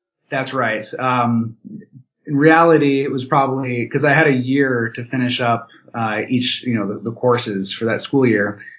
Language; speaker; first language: English; native; English